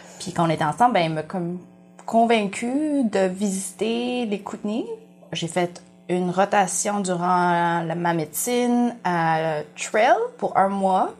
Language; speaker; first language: French; early bilingual, other home language; Vietnamese